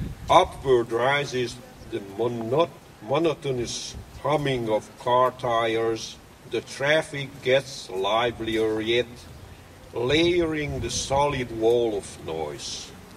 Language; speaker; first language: English; non-native, fluent; Hungarian